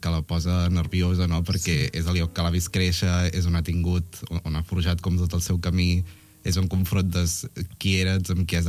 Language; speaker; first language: Catalan; native; Catalan